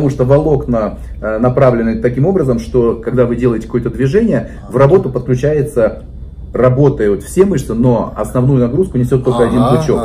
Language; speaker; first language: Russian; native; Russian